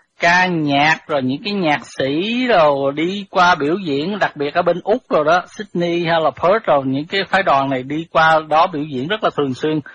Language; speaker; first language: Vietnamese; native; Vietnamese